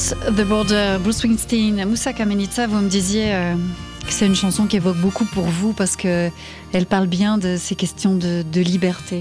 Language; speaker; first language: French; native; French